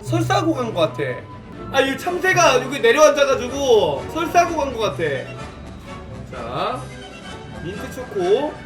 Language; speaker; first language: Korean; native; Korean